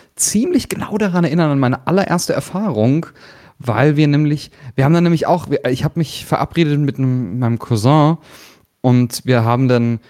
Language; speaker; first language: German; native; German